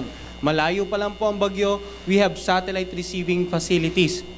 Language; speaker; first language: Filipino; native; Filipino